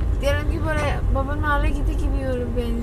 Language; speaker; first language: Turkish; non-native, learner; Indonesian